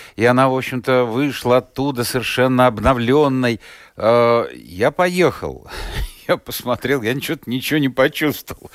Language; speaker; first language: Russian; native; Russian